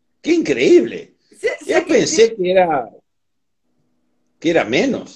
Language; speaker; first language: Portuguese; non-native, learner; Spanish